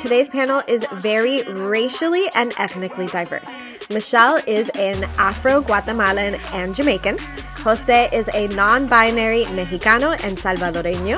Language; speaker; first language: English; native; English